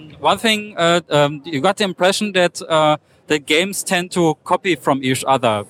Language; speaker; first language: English; non-native, fluent; German